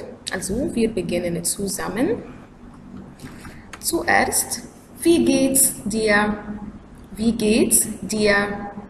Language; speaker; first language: German; non-native, learner; Arabic